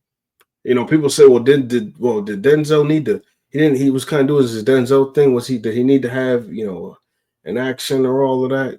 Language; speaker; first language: English; native; English